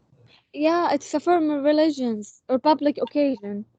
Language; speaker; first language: English; non-native, learner; Arabic